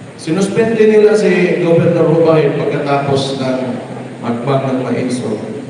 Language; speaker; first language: Filipino; non-native, local second language; Cebuano